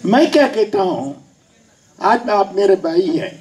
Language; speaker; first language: Hindi; non-native, local second language; Telugu